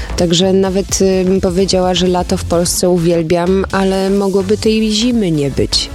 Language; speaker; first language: Polish; early bilingual, heritage; Polish